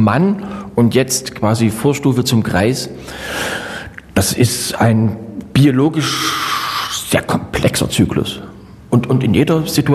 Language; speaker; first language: German; native; German